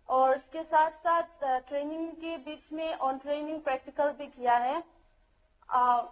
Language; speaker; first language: Hindi; non-native, local second language; Manipuri